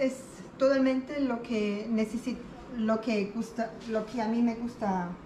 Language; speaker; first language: Spanish; non-native, learner; German